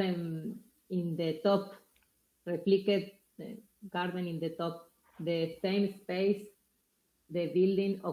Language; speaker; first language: English; non-native, learner; Spanish